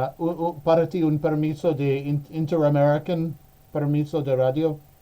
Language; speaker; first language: Spanish; non-native, learner; English